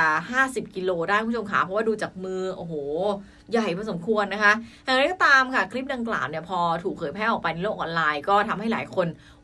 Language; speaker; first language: Thai; native; Thai